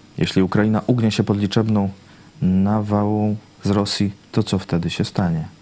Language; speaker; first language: Polish; native; Polish